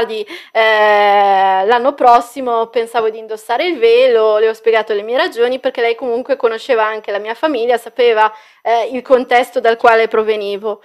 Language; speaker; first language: Italian; early bilingual, other home language; Arabic